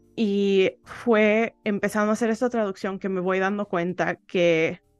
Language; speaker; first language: Spanish; early bilingual, heritage; Spanish